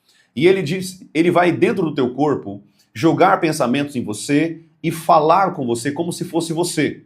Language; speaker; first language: Portuguese; native; Portuguese